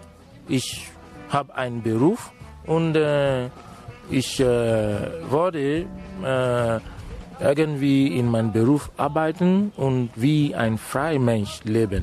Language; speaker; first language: German; non-native, fluent; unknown